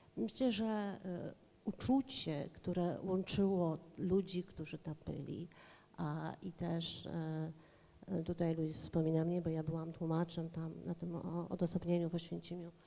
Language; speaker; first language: Polish; native; Polish